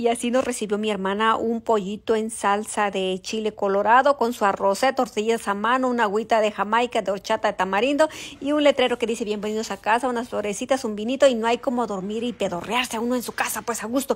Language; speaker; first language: Spanish; native; Spanish